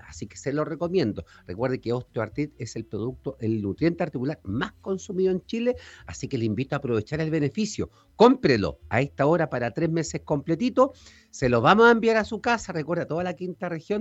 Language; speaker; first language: Spanish; native; Spanish